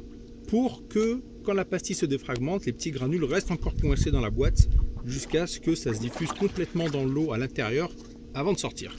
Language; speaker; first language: French; native; French